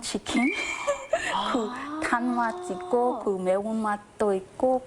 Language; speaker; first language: Korean; non-native, learner; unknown